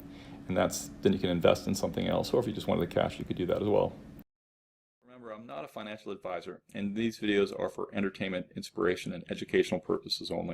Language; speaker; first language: English; native; English